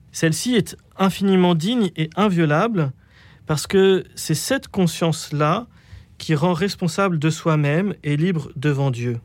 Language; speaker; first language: French; native; French